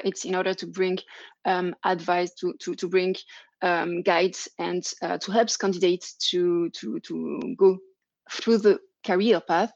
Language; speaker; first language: English; non-native, fluent; French